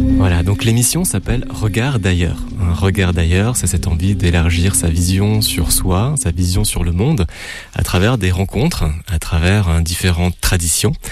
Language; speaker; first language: French; native; French